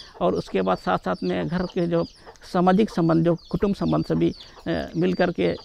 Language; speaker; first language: Hindi; non-native, local second language; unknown